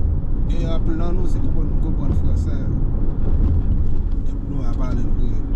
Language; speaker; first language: French; non-native, learner; Haitian Creole